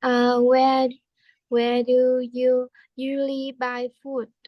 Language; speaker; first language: English; non-native, learner; Vietnamese